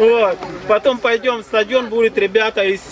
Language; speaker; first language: Russian; non-native, fluent; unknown